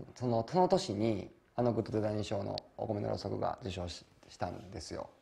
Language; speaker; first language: Japanese; native; Japanese